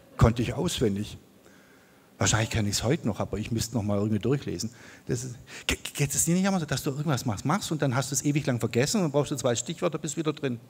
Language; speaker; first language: German; native; German